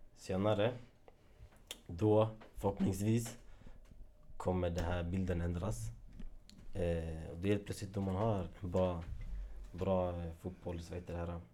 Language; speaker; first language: Swedish; early bilingual, other home language; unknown